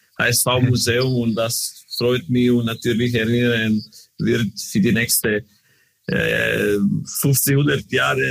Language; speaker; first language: German; non-native, learner; Croatian